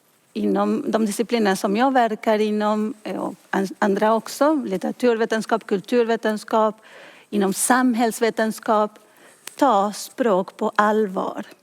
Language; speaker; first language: Swedish; non-native, fluent; Spanish